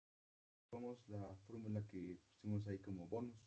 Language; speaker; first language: Spanish; native; Spanish